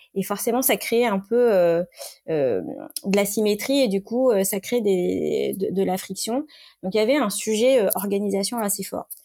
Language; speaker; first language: French; native; French